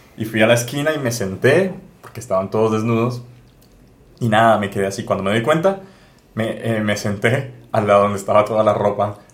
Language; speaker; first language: Spanish; native; Spanish